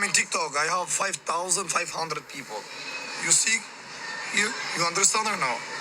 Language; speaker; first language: English; non-native, learner; Albanian